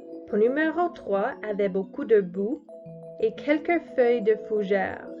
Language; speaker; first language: French; non-native, learner; English